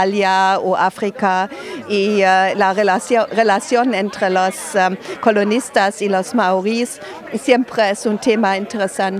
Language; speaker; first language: Spanish; non-native, fluent; German